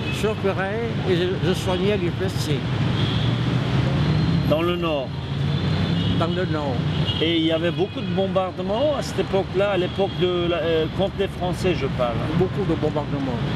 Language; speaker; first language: French; non-native, local second language; Vietnamese